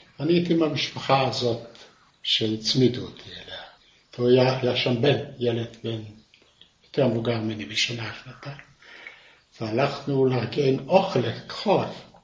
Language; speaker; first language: Hebrew; non-native, fluent; Yiddish